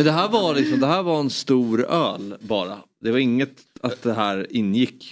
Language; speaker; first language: Swedish; native; Swedish